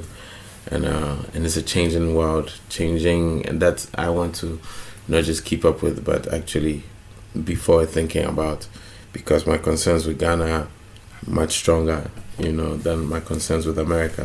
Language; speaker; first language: English; non-native, local second language; Akan